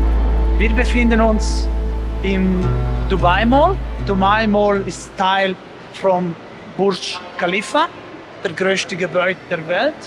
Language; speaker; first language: German; non-native, local second language; Italian